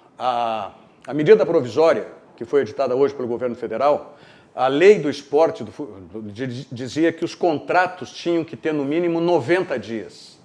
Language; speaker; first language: Portuguese; native; Portuguese